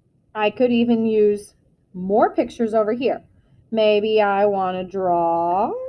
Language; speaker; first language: English; native; English